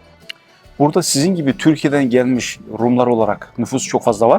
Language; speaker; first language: Turkish; native; Turkish